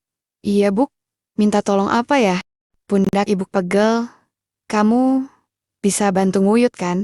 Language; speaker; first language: Indonesian; native; Indonesian